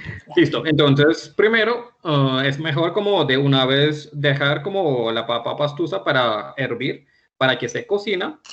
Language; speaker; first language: Spanish; non-native, fluent; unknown